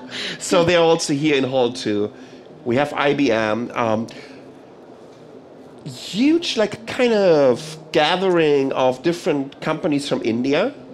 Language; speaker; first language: English; non-native, fluent; German